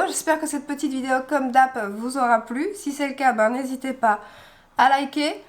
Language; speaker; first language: French; native; French